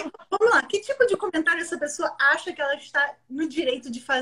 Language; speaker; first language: Portuguese; native; Portuguese